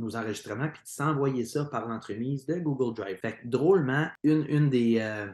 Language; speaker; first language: French; native; French